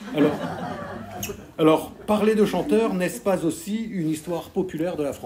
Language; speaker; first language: French; native; French